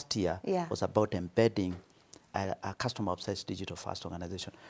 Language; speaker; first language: English; non-native, local second language; Kikuyu